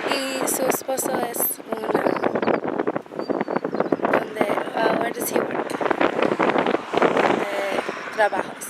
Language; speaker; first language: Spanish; non-native, learner; English